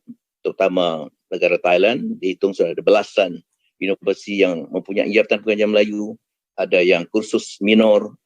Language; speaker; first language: Malay; native; Malay